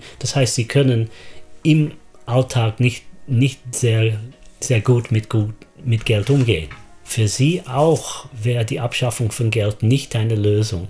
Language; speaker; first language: German; non-native, fluent; English